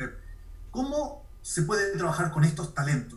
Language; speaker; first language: Spanish; native; Spanish